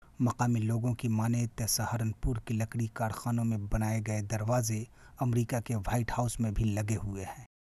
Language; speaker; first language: Urdu; native; Urdu